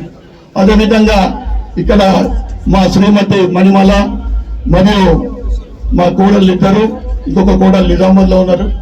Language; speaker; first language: Telugu; native; Telugu